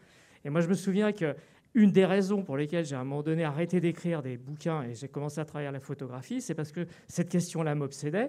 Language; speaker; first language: French; native; French